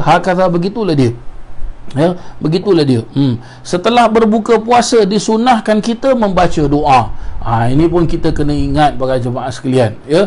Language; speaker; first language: Malay; native; Malay